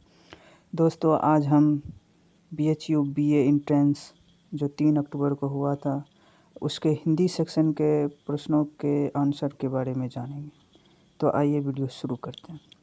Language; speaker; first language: Hindi; native; Hindi